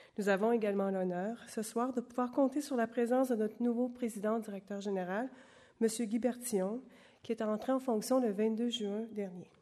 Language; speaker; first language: French; native; French